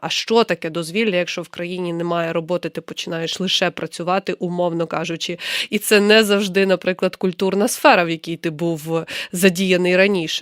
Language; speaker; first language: Ukrainian; native; Ukrainian